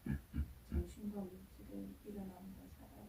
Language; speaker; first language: Korean; native; Korean